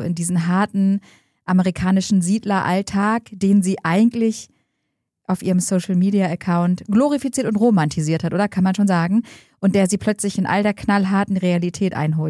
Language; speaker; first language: German; native; German